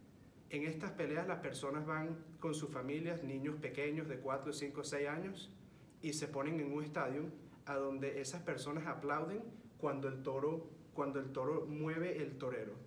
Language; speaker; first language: Spanish; early bilingual, heritage; Spanish